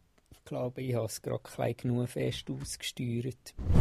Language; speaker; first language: German; native; German